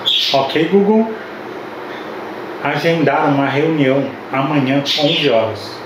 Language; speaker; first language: Portuguese; native; Portuguese